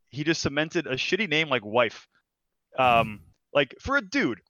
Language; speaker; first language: English; non-native, fluent; Portuguese